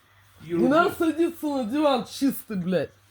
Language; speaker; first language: Russian; native; Russian